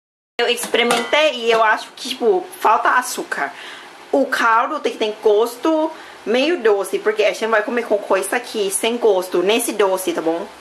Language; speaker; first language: Portuguese; non-native, learner; Thai